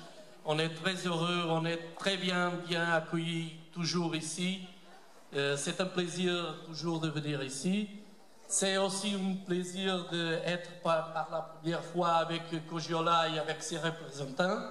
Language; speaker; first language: French; non-native, learner; Portuguese